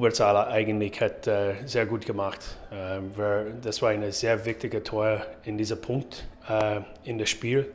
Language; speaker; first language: German; non-native, fluent; English